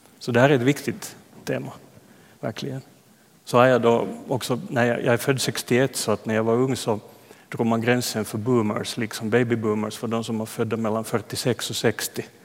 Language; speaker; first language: Swedish; native; Swedish